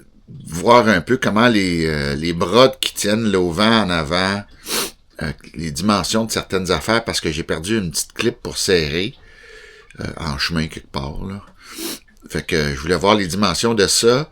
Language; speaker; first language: French; native; French